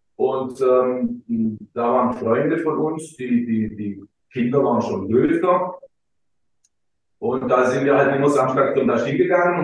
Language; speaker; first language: German; early bilingual, other home language; Croatian